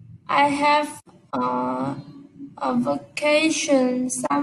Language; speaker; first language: English; non-native, learner; Vietnamese